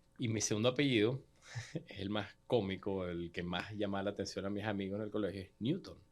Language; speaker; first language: Spanish; native; Spanish